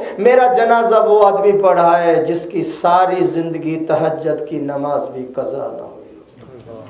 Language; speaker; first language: Urdu; non-native, local second language; Punjabi